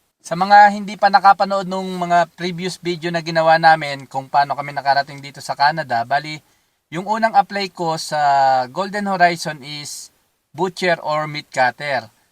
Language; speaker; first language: Filipino; native; Filipino